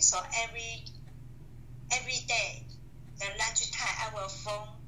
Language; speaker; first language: English; non-native, learner; Chinese